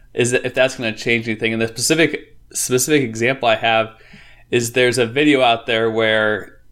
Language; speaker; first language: English; native; English